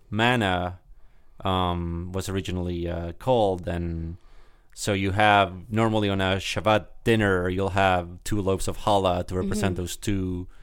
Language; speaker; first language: English; early bilingual, other home language; Spanish